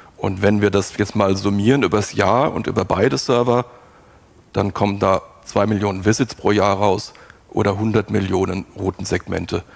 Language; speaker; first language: German; native; German